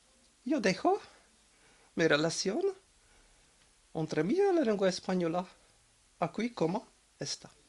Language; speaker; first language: Spanish; non-native, learner; French